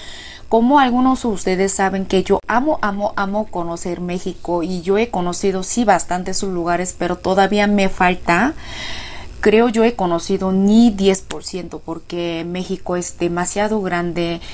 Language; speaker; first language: Spanish; non-native, fluent; Korean